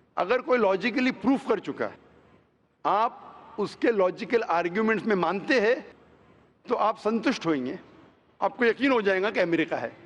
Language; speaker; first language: Hindi; non-native, local second language; Konkani